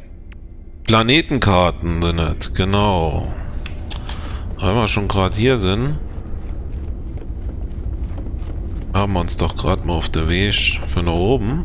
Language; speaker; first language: German; native; German